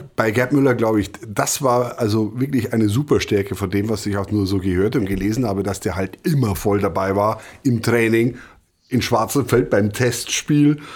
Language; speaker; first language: German; native; German